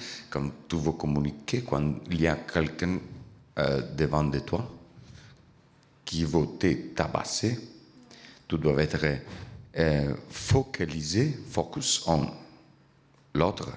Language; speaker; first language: French; non-native, learner; Italian